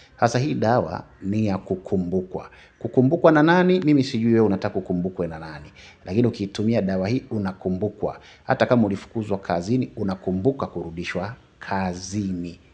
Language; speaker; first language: Swahili; non-native, local second language; Sukuma